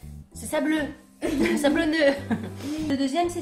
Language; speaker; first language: French; native; French